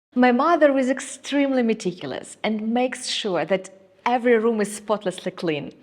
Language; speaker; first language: English; non-native, fluent; Ukrainian